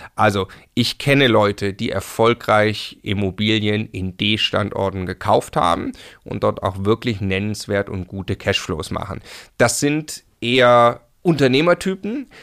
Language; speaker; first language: German; native; German